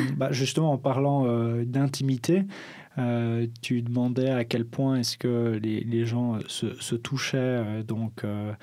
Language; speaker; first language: French; native; French